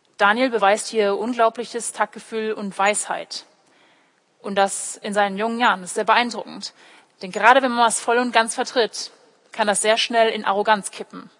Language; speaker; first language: German; early bilingual, other home language; English